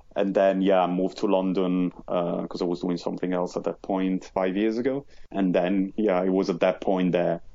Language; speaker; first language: English; non-native, fluent; Italian